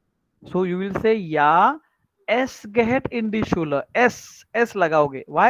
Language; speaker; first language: German; non-native, learner; Marathi